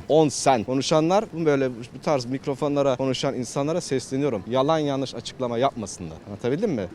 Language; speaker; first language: Turkish; native; Turkish